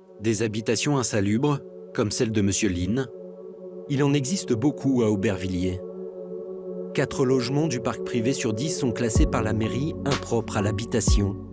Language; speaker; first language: French; native; French